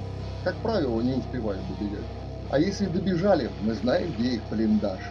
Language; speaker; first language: Russian; native; Russian